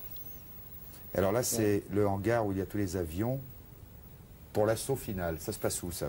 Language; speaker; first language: French; native; French